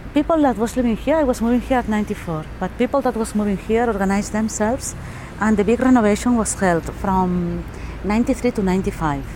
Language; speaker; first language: English; non-native, fluent; German